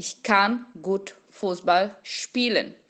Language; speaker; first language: German; non-native, fluent; Portuguese